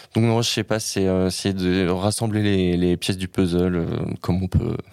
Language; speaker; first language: French; native; French